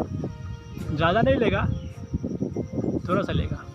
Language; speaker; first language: Hindi; non-native, local second language; Assamese